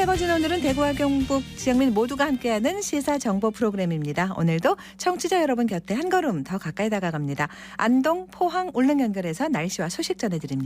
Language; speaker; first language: Korean; native; Korean